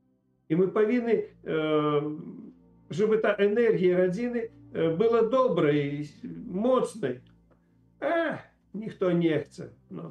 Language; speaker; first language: Polish; non-native, learner; Ukrainian